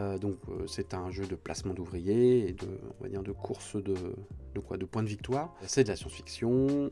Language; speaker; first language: French; native; French